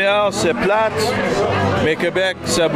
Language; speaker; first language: French; non-native, learner; English